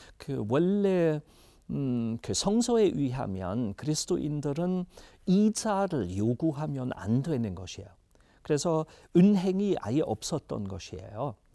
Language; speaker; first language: Korean; non-native, fluent; German